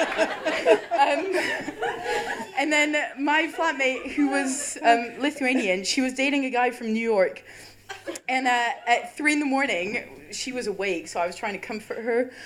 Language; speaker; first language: English; non-native, fluent; French